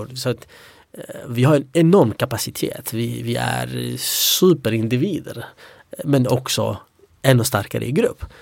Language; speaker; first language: Swedish; early bilingual, other home language; Kurdish